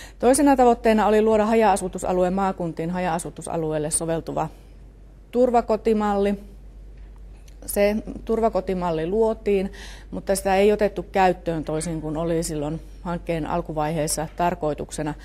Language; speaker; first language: Finnish; native; Finnish